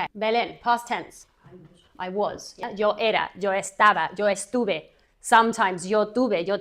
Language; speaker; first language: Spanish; non-native, fluent; English